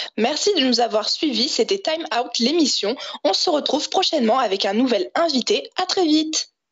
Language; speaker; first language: French; native; French